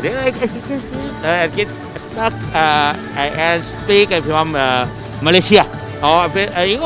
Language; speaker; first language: English; non-native, learner; Thai